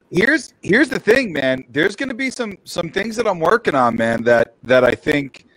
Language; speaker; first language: English; native; English